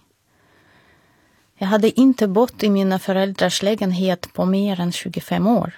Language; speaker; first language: Swedish; non-native, fluent; Russian